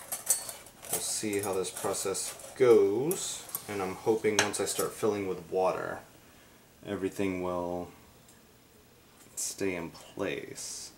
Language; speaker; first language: English; native; English